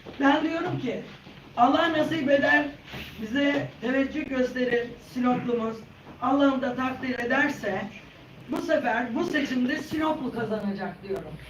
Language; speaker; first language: Turkish; native; Turkish